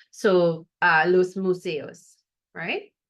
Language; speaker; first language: Spanish; non-native, fluent; English